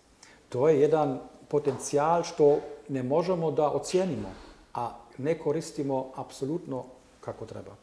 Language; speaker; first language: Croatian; non-native, learner; German